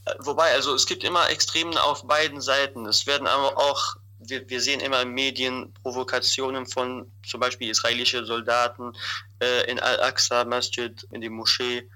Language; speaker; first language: German; non-native, fluent; Arabic